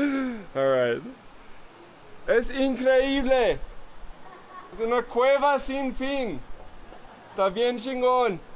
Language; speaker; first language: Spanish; non-native, fluent; English